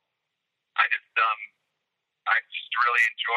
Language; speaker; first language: English; native; English